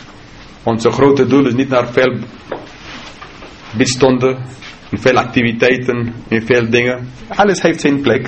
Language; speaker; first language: Dutch; non-native, fluent; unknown